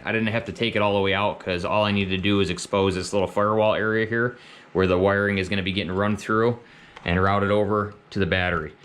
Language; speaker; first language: English; native; English